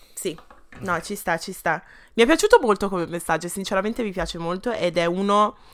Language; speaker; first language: Italian; early bilingual, other home language; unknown